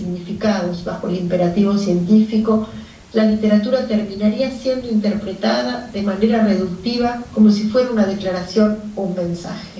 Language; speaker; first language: Spanish; native; Spanish